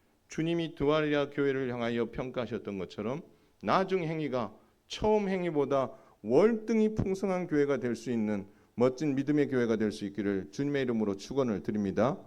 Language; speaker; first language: Korean; native; Korean